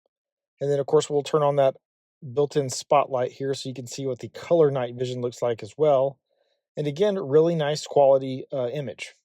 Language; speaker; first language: English; native; English